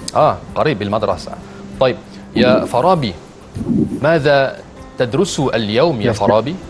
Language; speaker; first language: Arabic; non-native, fluent; Malay